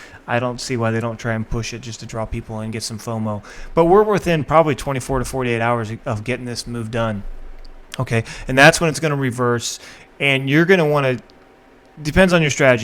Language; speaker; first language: English; native; English